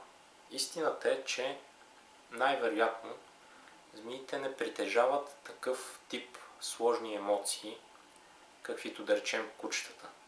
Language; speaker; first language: Bulgarian; native; Bulgarian